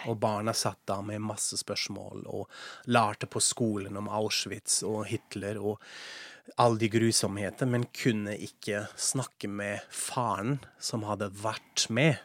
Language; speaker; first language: Norwegian; non-native, fluent; German